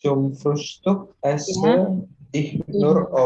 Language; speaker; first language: German; non-native, learner; Indonesian